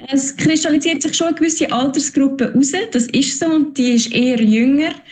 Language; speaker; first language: German; native; German